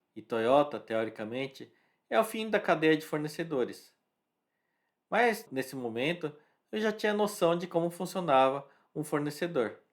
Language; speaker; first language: Portuguese; early bilingual, other home language; Japanese